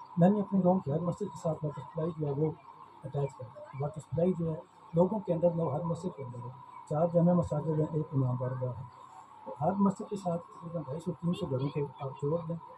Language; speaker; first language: Urdu; non-native, local second language; Punjabi